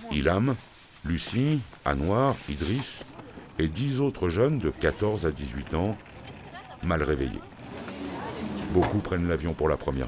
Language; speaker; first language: French; native; French